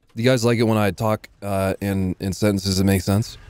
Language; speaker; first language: English; native; English